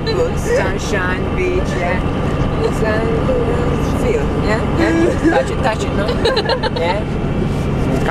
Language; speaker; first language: English; non-native, learner; Hungarian